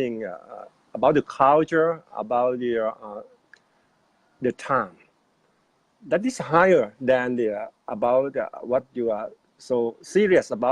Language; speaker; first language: English; non-native, fluent; Thai